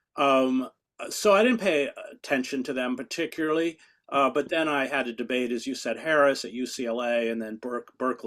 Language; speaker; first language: English; native; English